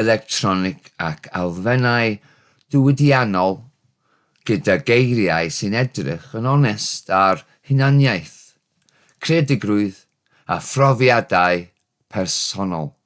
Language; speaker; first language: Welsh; non-native, learner; English